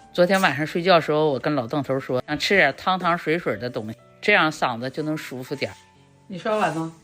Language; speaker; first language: Chinese; native; Chinese